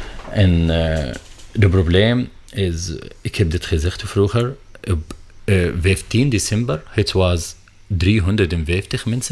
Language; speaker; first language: Dutch; non-native, learner; Arabic